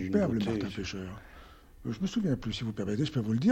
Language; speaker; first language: French; native; French